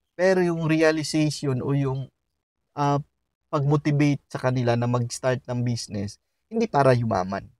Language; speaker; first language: Filipino; native; Filipino